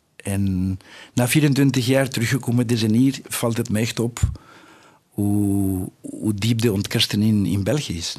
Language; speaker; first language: Dutch; non-native, fluent; Spanish